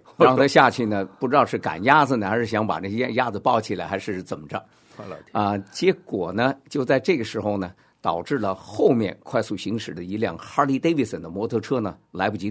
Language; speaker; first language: Chinese; native; Chinese